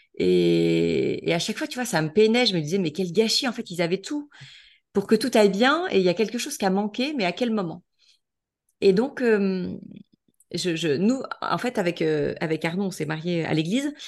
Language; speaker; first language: French; native; French